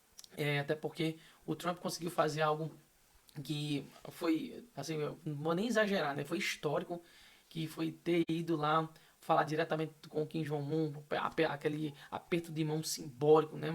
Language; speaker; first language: Portuguese; native; Portuguese